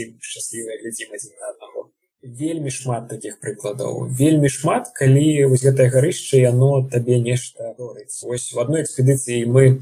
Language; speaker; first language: Belarusian; non-native, local second language; Russian